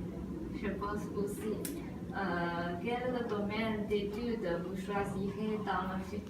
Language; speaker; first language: French; non-native, learner; Chinese